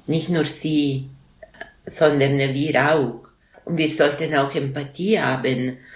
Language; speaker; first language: German; non-native, fluent; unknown